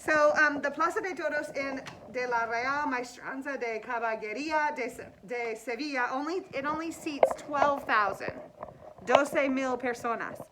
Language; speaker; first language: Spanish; non-native, fluent; English